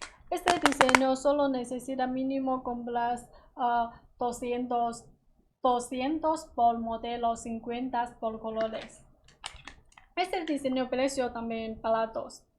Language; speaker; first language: Spanish; non-native, learner; Chinese